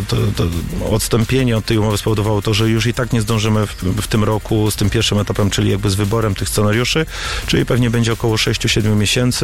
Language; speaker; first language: Polish; native; Polish